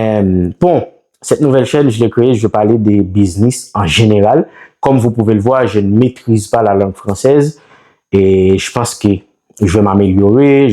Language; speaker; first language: French; non-native, local second language; Haitian Creole